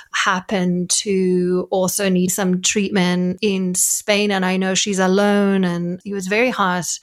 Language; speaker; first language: English; non-native, fluent; Spanish